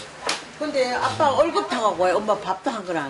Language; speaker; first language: Korean; native; Korean